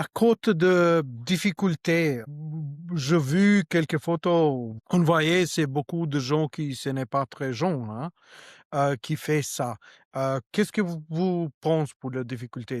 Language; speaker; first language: French; non-native, learner; Albanian